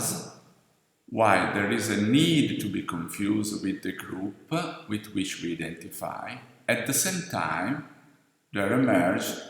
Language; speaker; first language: English; non-native, fluent; Italian